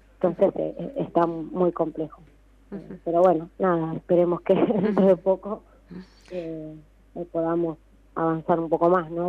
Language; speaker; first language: Spanish; native; Spanish